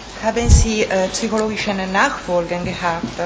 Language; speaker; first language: German; non-native, fluent; Italian